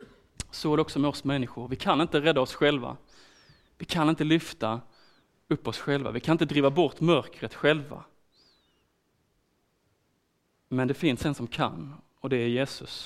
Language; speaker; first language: Swedish; native; Swedish